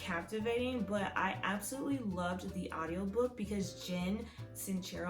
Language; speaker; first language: English; native; English